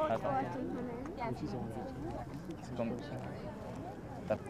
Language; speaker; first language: French; native; French